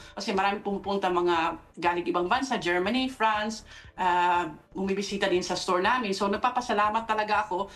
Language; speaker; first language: Filipino; non-native, fluent; Dutch